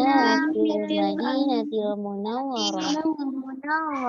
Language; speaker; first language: Arabic; non-native, learner; Indonesian